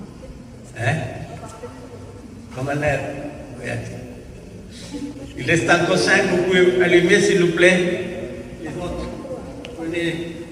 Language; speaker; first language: French; non-native, fluent; Sinhala